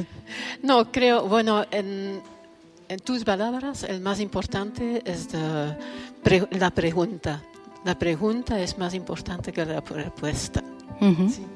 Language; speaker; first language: Spanish; non-native, fluent; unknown